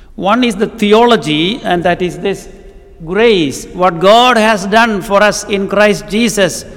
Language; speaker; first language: English; non-native, local second language; Malayalam